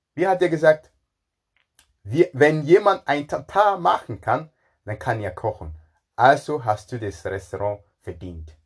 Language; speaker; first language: German; non-native, fluent; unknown